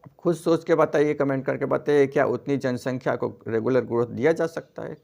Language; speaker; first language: Hindi; native; Hindi